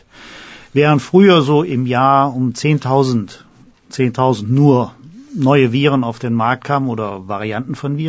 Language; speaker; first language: German; native; German